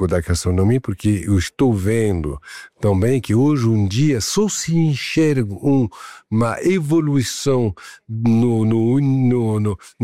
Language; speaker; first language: Portuguese; non-native, fluent; French